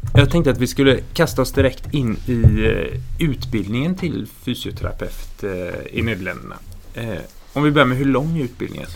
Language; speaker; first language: Swedish; native; Swedish